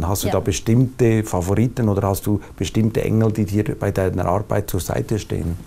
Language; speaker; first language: German; native; German